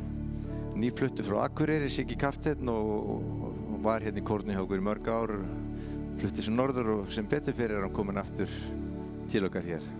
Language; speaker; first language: Icelandic; native; Icelandic